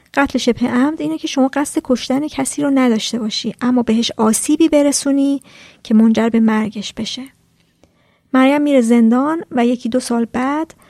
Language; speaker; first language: Persian; native; Persian